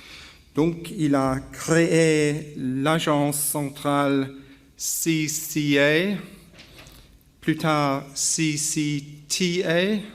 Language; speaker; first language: French; non-native, learner; English